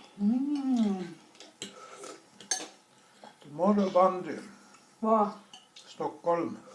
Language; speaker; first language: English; non-native, learner; Swedish